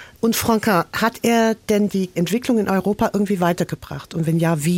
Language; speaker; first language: German; native; German